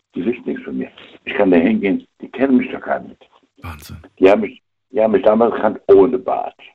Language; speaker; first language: German; native; German